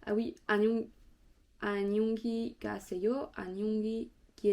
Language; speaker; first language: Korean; non-native, learner; French